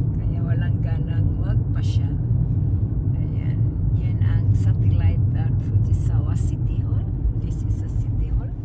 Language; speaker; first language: Filipino; native; Filipino